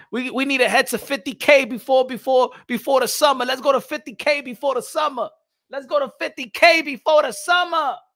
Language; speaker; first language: English; early bilingual, other home language; Spanish